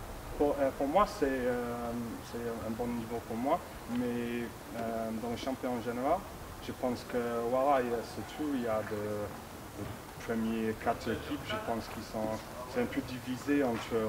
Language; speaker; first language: French; non-native, fluent; English